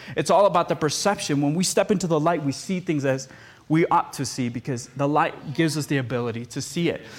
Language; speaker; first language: English; early bilingual, other home language; Spanish